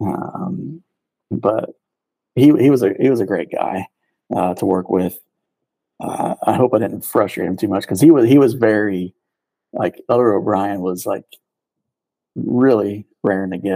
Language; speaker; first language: English; native; English